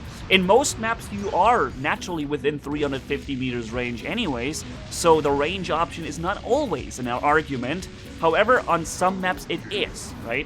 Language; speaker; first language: English; non-native, fluent; German